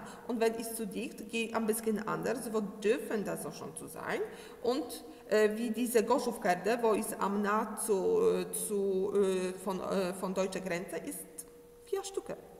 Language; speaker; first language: German; non-native, learner; Polish